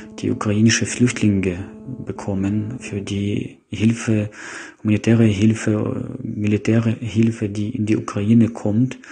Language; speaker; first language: German; non-native, fluent; Ukrainian